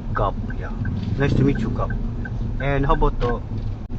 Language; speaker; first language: English; non-native, learner; Korean